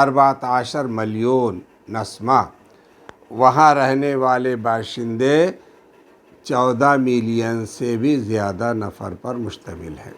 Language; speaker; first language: Urdu; native; Urdu